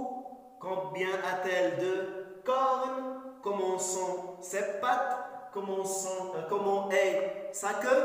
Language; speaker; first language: French; non-native, local second language; Arabic